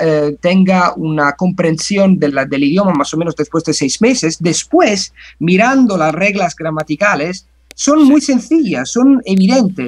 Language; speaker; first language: Spanish; non-native, fluent; Italian